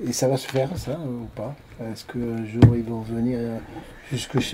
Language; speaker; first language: French; native; French